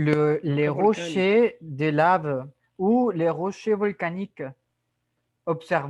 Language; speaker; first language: French; non-native, fluent; Spanish